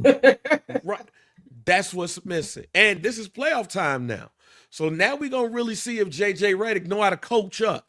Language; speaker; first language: English; native; English